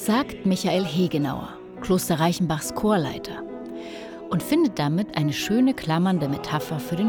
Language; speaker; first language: German; native; German